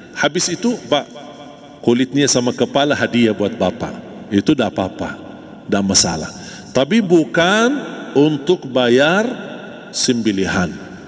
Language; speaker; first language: Malay; non-native, fluent; Arabic